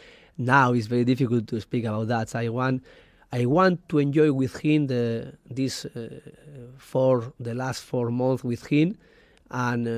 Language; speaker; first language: English; non-native, learner; Spanish